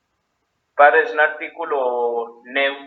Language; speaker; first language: Spanish; native; Spanish